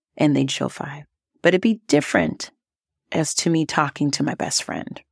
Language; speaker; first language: English; early bilingual, other home language; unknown